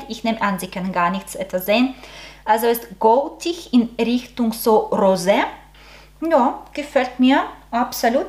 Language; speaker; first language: German; non-native, learner; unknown